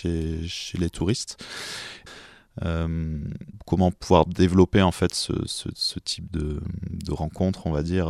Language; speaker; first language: French; native; French